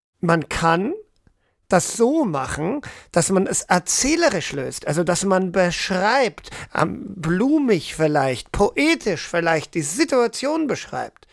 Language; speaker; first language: German; native; German